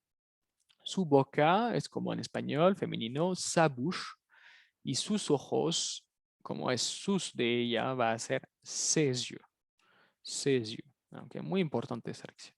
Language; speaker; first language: Spanish; native; Spanish